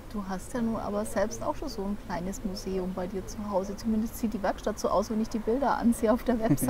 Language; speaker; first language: German; native; German